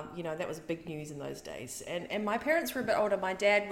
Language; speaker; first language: English; native; English